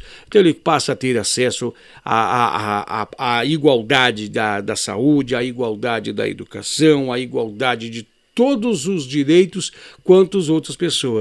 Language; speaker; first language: Portuguese; native; Portuguese